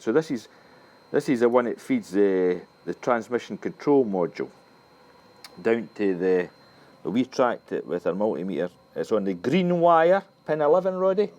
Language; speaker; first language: English; native; English